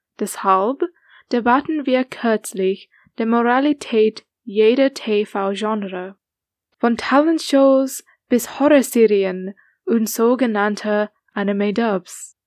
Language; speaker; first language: German; non-native, learner; English